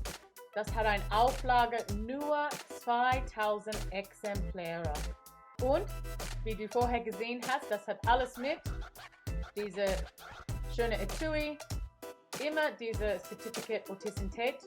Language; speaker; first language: German; non-native, learner; English